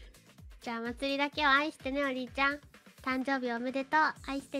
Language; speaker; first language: Japanese; native; Japanese